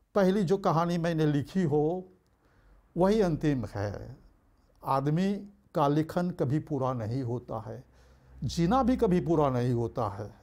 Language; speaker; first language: Hindi; early bilingual, heritage; Bhojpuri